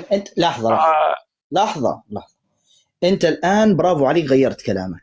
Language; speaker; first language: Arabic; native; Arabic